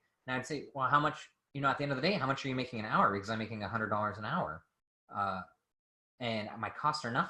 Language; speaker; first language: English; native; English